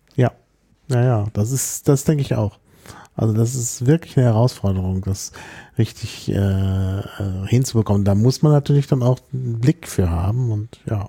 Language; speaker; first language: German; native; German